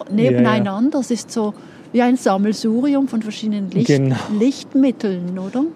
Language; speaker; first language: German; native; German